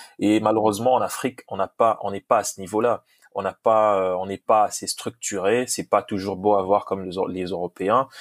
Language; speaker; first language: French; non-native, local second language; Lingala